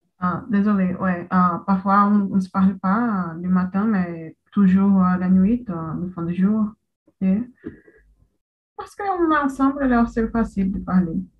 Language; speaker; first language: French; non-native, learner; Portuguese